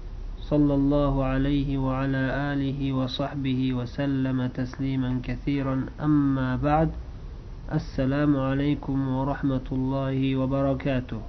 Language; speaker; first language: Arabic; non-native, fluent; Uzbek